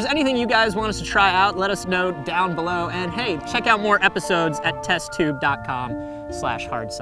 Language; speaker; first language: English; native; English